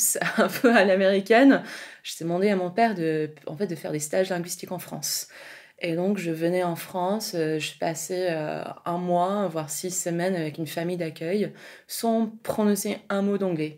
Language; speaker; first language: French; non-native, fluent; English